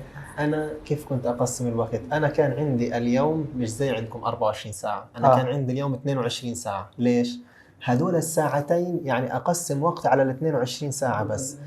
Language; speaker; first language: Arabic; native; Arabic